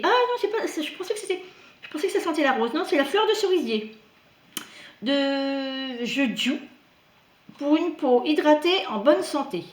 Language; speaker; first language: French; native; French